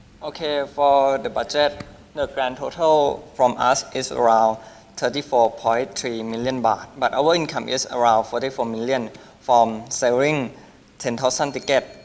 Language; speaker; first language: English; non-native, learner; Thai